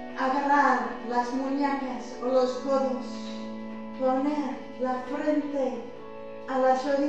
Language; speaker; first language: Spanish; non-native, fluent; English